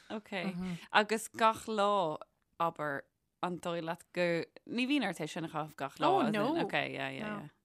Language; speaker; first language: Irish; native; Irish